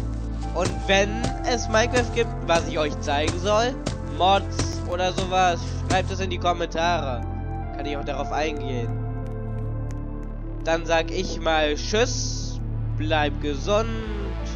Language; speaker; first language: German; native; German